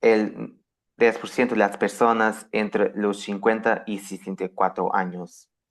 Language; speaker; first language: Spanish; non-native, fluent; Portuguese